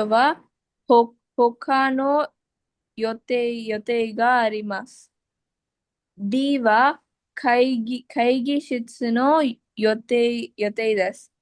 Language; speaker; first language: Japanese; non-native, learner; Tamil